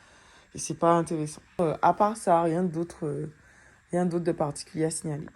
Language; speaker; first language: French; native; French